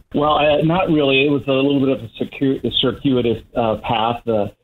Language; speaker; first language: English; native; English